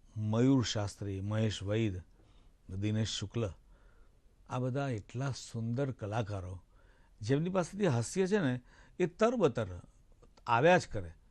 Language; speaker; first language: Gujarati; native; Gujarati